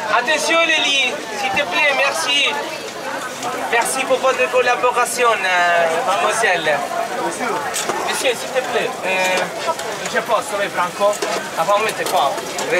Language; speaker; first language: French; non-native, learner; Italian